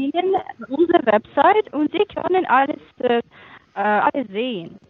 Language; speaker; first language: German; non-native, fluent; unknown